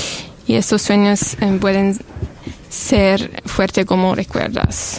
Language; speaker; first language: Spanish; non-native, learner; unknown